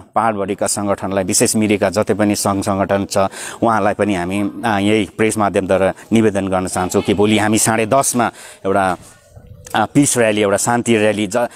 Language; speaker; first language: Nepali; native; Nepali